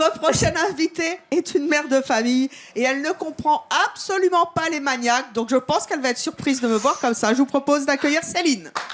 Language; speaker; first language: French; native; French